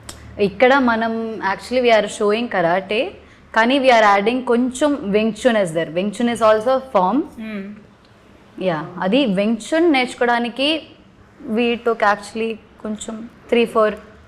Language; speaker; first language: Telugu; non-native, learner; Malayalam